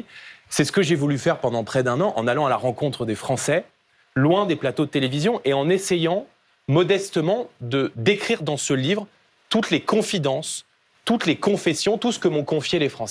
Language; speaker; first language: French; native; French